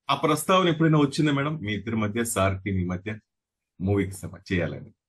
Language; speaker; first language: Telugu; native; Telugu